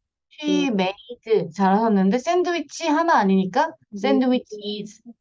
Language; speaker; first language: Korean; native; Korean